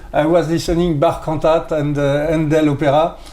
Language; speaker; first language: English; non-native, learner; French